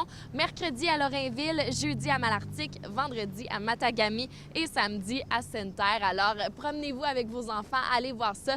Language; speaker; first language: French; native; French